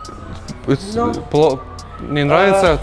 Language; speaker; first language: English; non-native, learner; Russian